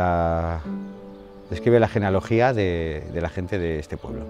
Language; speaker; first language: Spanish; native; Spanish